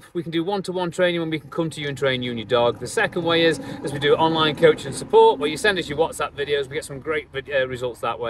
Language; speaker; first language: English; native; English